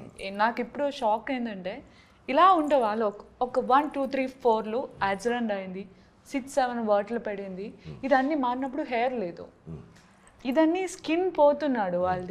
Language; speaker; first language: Telugu; non-native, learner; Malayalam